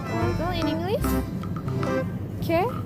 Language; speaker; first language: English; non-native, learner; Indonesian